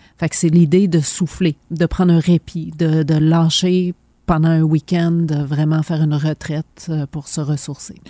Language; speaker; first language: French; native; French